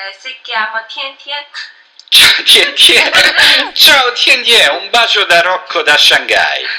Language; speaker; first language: Italian; non-native, learner; Chinese